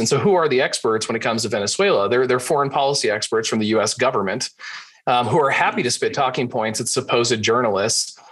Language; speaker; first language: English; native; English